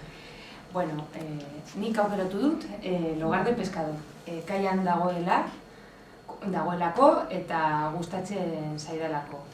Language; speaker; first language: Basque; non-native, learner; Spanish